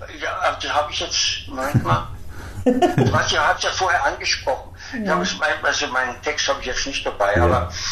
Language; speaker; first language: German; native; German